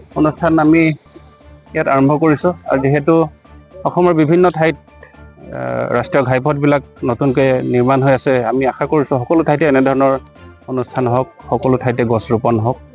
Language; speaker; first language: Assamese; native; Assamese